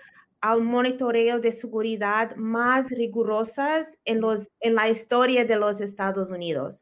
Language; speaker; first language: Spanish; early bilingual, heritage; Spanish